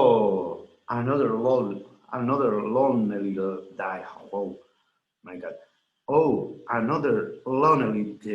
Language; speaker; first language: English; non-native, learner; Spanish